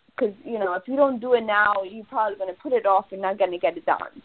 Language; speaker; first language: English; early bilingual, other home language; Spanish